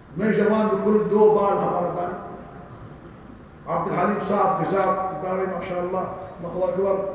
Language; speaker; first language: Urdu; non-native, learner; Arabic